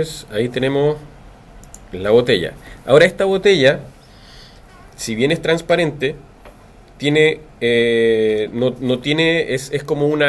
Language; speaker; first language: Spanish; native; Spanish